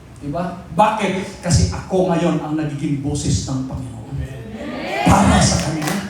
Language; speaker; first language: Filipino; non-native, local second language; Cebuano